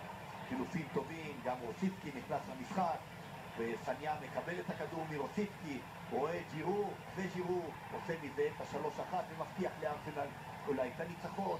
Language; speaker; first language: Hebrew; native; Hebrew